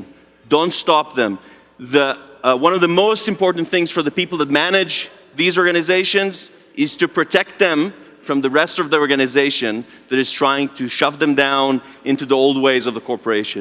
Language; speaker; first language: English; non-native, fluent; Hebrew